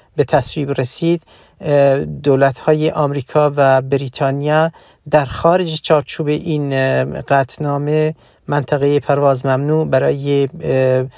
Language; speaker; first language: Persian; non-native, local second language; Central Kurdish